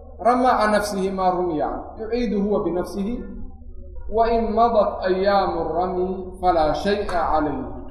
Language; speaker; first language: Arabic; non-native, local second language; Somali